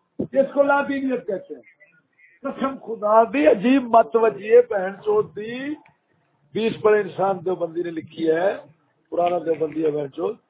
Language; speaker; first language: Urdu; native; Urdu